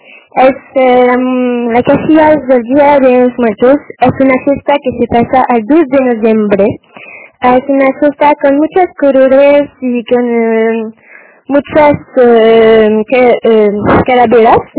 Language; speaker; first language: Spanish; non-native, learner; French